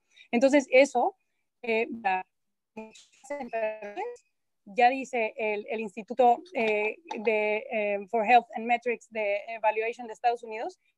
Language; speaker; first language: Spanish; native; Spanish